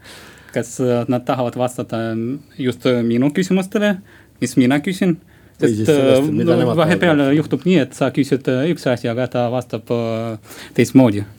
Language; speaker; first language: Estonian; non-native, local second language; Russian